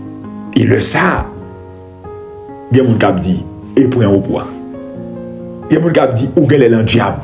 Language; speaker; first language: French; non-native, local second language; Haitian Creole